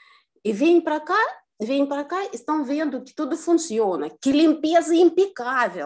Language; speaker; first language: Portuguese; non-native, fluent; Russian